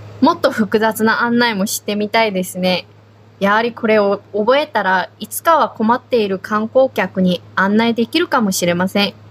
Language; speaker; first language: Japanese; non-native, fluent; Korean